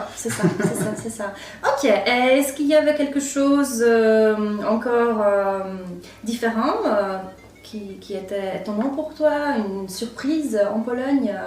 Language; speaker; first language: French; non-native, fluent; Polish